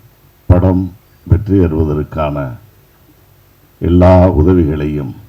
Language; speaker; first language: Tamil; native; Tamil